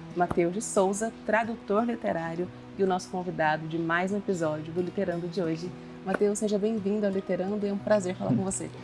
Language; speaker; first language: Portuguese; native; Portuguese